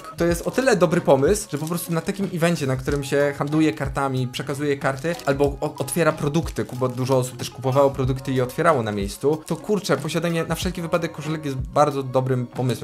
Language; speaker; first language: Polish; native; Polish